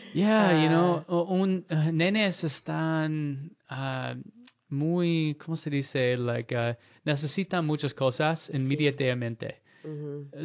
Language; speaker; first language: Spanish; non-native, learner; English